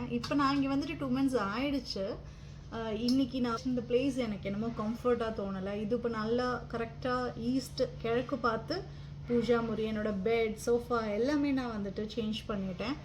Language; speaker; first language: Tamil; non-native, local second language; Malayalam